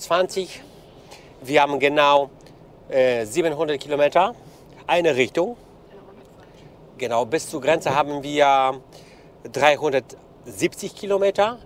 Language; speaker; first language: German; non-native, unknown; Polish